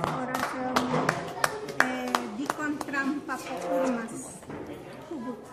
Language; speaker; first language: Swedish; non-native, learner; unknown